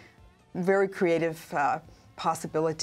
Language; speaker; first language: English; native; English